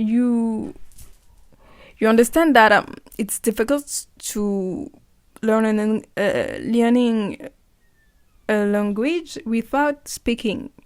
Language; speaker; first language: English; non-native, learner; French